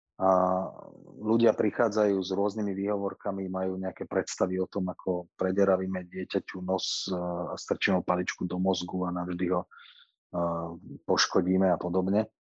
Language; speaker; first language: Slovak; native; Slovak